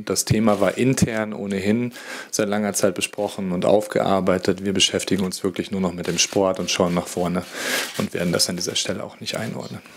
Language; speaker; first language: German; native; German